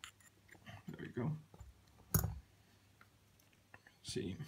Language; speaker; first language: English; non-native, fluent; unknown